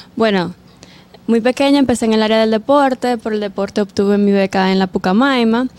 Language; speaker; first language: Spanish; native; Spanish